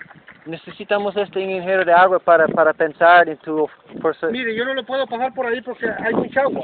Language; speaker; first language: Spanish; non-native, learner; English